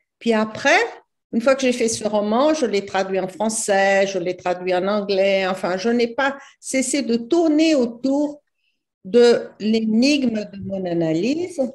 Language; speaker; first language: French; non-native, fluent; Portuguese